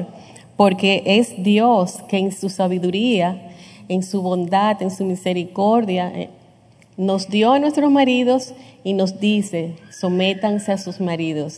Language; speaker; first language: Spanish; native; Spanish